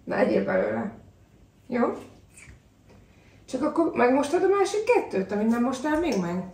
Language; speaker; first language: Hungarian; native; Hungarian